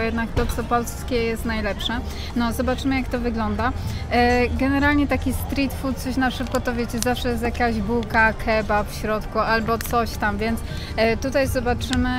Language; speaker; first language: Polish; native; Polish